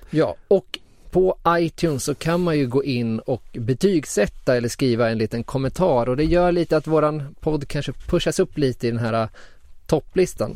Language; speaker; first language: Swedish; native; Swedish